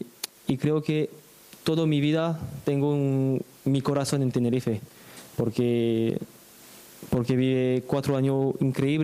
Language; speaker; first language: Spanish; non-native, fluent; French